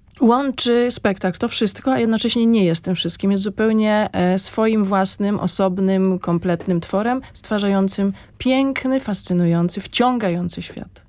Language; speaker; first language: Polish; native; Polish